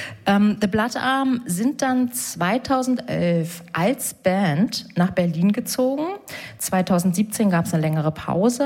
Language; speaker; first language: German; native; German